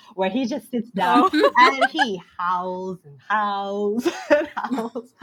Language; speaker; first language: English; non-native, local second language; Sinhala